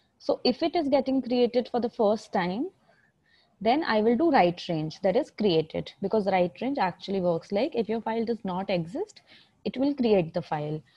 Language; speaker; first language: English; non-native, local second language; Hindi